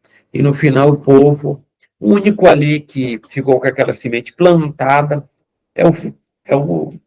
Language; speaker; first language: Portuguese; native; Portuguese